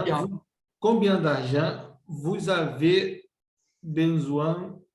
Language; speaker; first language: French; non-native, learner; Portuguese